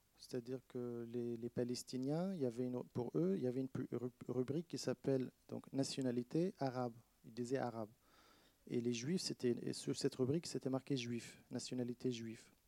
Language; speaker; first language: French; non-native, fluent; Arabic